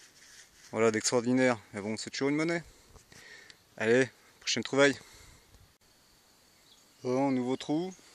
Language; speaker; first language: French; native; French